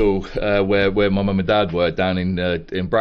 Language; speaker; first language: English; native; English